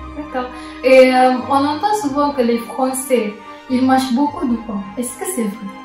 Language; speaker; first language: French; non-native, fluent; Malay